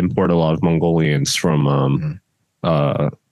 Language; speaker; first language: English; non-native, local second language; Cantonese